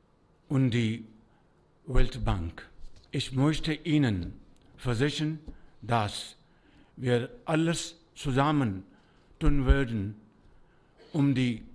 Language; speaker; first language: German; non-native, learner; Punjabi